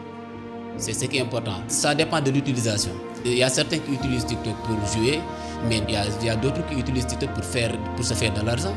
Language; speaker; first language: French; non-native, local second language; Wolof